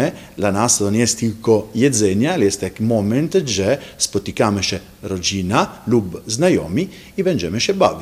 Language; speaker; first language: Polish; non-native, fluent; Italian